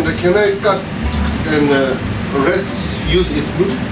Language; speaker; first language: English; non-native, learner; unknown